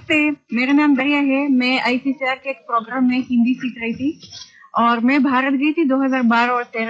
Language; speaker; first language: Hindi; non-native, fluent; Russian